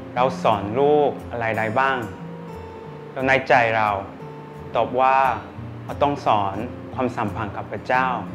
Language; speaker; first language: Thai; non-native, fluent; Korean